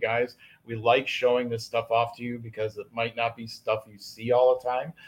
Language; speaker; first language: English; native; English